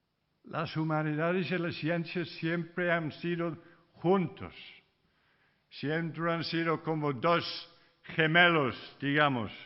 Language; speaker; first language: Spanish; non-native, fluent; English